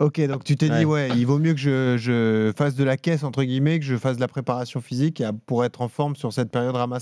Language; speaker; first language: French; native; French